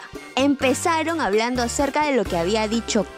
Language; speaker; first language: Spanish; native; Spanish